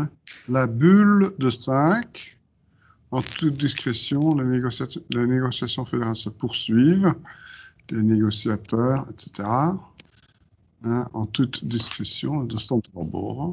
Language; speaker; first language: French; non-native, fluent; Dutch